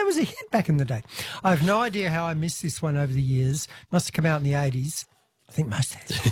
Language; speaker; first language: English; native; English